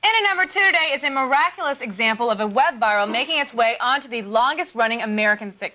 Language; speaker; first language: English; native; English